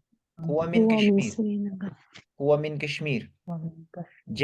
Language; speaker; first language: Arabic; non-native, fluent; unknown